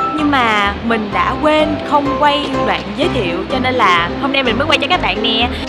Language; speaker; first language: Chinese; non-native, fluent; Vietnamese